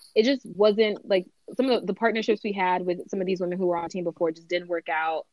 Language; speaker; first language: English; native; English